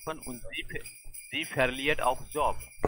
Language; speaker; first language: German; non-native, learner; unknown